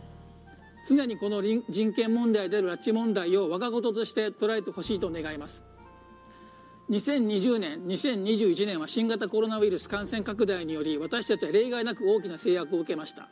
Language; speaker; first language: Japanese; native; Japanese